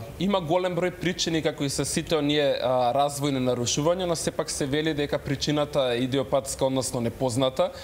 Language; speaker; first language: Macedonian; native; Macedonian